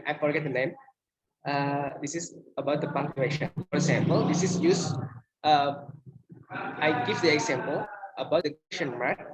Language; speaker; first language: English; non-native, learner; Indonesian